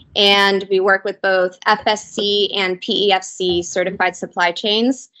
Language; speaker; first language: English; native; English